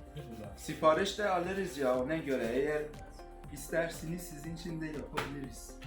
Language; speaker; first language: Turkish; non-native, fluent; Persian